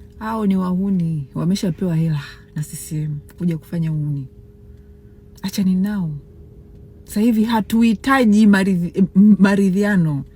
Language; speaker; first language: Swahili; native; Swahili